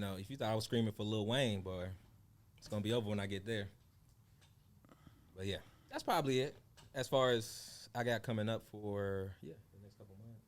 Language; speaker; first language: English; native; English